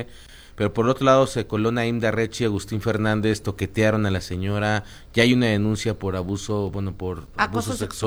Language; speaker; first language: Spanish; native; Spanish